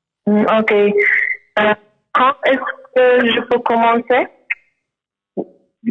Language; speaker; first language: French; non-native, learner; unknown